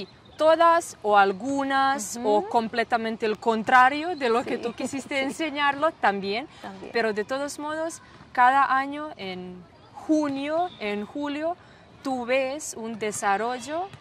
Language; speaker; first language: Spanish; non-native, fluent; Serbian